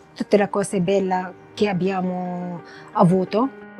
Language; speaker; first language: Italian; non-native, learner; Arabic